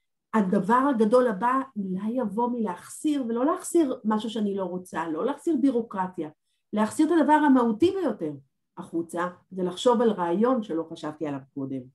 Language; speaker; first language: Hebrew; native; Hebrew